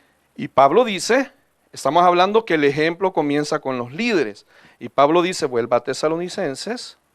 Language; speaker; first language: Spanish; native; Spanish